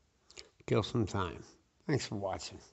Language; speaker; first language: English; native; English